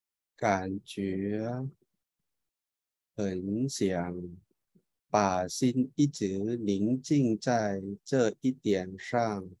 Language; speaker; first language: Chinese; non-native, fluent; Thai